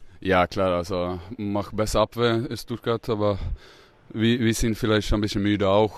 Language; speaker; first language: German; non-native, learner; Swedish